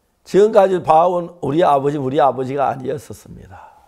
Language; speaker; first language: Korean; native; Korean